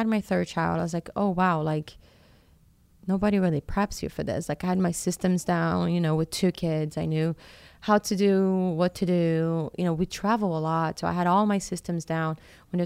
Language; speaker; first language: English; non-native, fluent; Portuguese